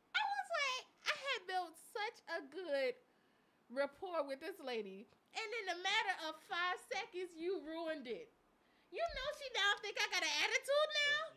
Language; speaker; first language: English; native; English